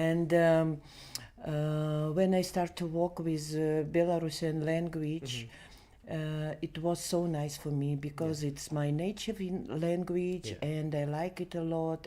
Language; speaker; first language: English; non-native, learner; Belarusian